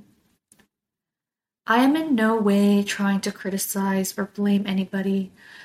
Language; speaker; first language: English; non-native, fluent; Korean